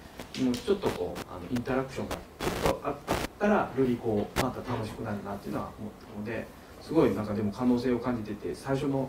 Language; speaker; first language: Japanese; native; Japanese